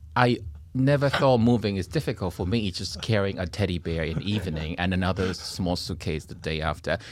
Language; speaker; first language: English; non-native, fluent; Chinese